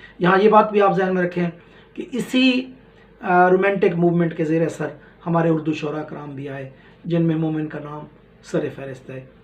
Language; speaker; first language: Urdu; non-native, local second language; Punjabi